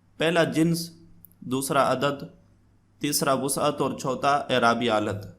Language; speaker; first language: Urdu; native; Urdu